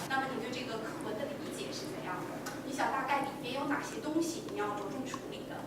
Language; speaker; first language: Chinese; native; Chinese